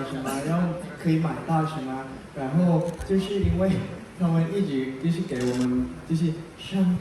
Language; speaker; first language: Chinese; non-native, fluent; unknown